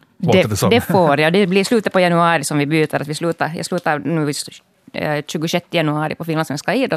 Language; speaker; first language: Swedish; native; Swedish